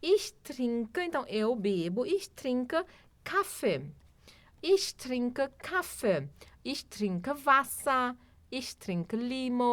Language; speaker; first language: German; non-native, fluent; Portuguese